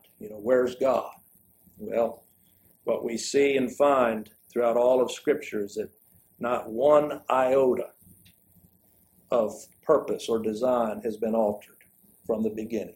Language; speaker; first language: English; native; English